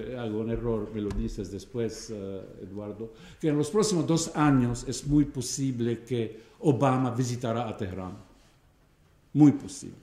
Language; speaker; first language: Spanish; non-native, fluent; Arabic